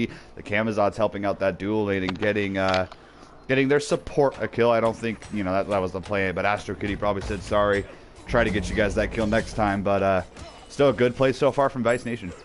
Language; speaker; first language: English; native; English